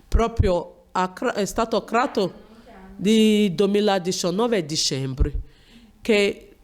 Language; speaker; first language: Italian; non-native, learner; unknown